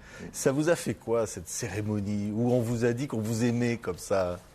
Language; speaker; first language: French; native; French